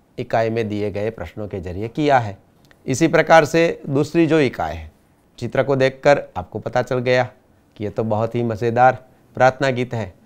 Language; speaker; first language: Hindi; non-native, local second language; Gujarati